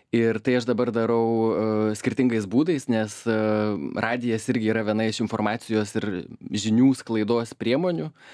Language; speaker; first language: Lithuanian; native; Lithuanian